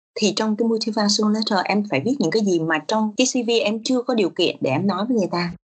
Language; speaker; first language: Vietnamese; native; Vietnamese